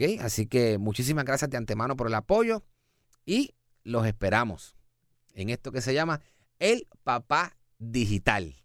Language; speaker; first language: Spanish; native; Spanish